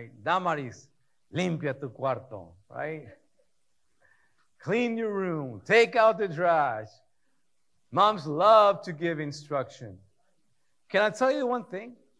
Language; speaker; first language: English; early bilingual, other home language; Spanish